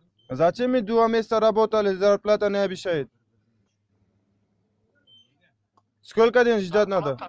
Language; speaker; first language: Russian; non-native, learner; Uzbek